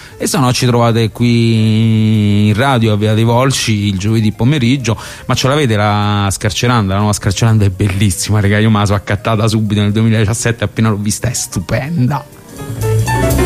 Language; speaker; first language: Italian; native; Italian